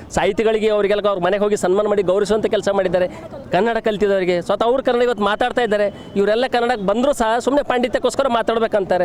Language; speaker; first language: Kannada; native; Kannada